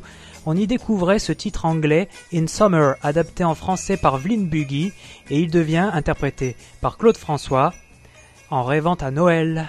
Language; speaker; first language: French; native; French